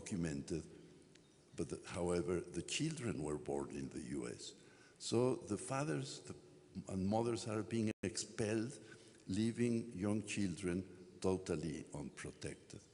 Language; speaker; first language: English; non-native, fluent; Spanish